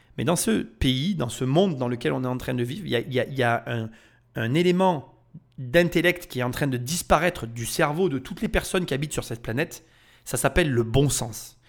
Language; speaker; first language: French; native; French